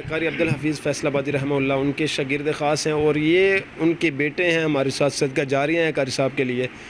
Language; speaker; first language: Urdu; non-native, local second language; Punjabi